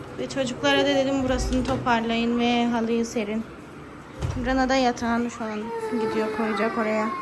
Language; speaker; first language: Turkish; native; Turkish